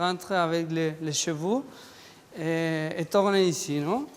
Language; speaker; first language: French; non-native, fluent; Spanish